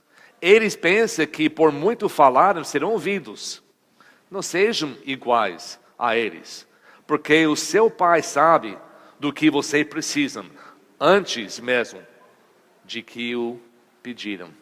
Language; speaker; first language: Portuguese; non-native, fluent; English